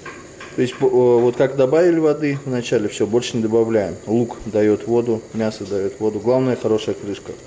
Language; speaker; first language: Russian; native; Russian